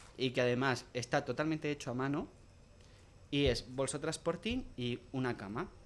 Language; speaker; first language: Spanish; native; Spanish